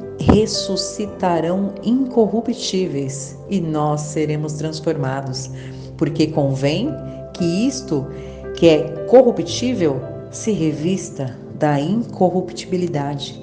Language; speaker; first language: Portuguese; native; Portuguese